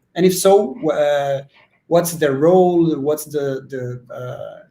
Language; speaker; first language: English; non-native, fluent; Portuguese